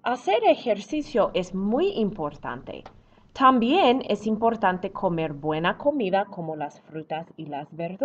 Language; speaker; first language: Spanish; non-native, fluent; English